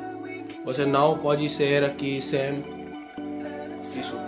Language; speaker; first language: Portuguese; non-native, learner; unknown